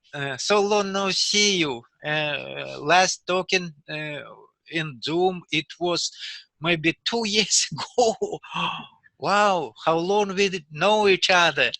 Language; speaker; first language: English; non-native, learner; Russian